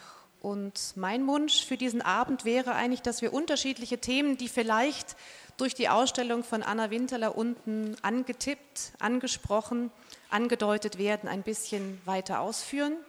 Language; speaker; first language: German; native; German